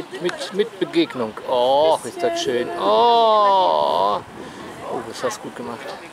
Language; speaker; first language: German; native; German